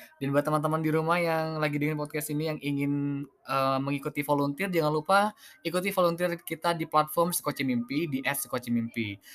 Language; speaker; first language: Indonesian; native; Indonesian